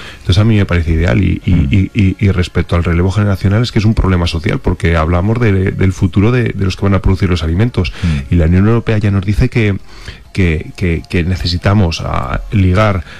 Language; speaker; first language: Spanish; native; Spanish